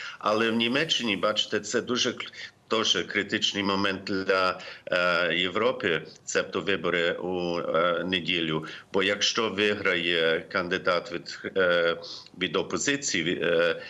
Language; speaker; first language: Ukrainian; early bilingual, heritage; Ukrainian